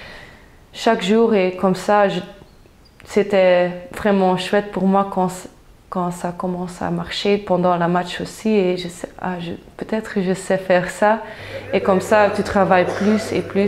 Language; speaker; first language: French; non-native, local second language; Dutch